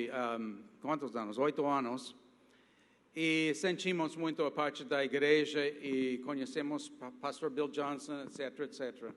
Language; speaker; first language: Portuguese; non-native, fluent; English